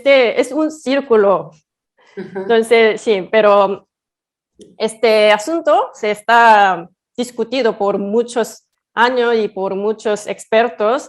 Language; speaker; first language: Spanish; non-native, fluent; Korean